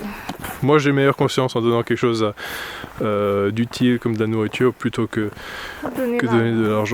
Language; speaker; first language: French; native; French